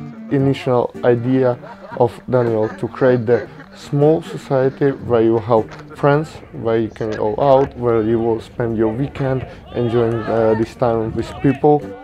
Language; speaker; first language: English; non-native, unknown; Ukrainian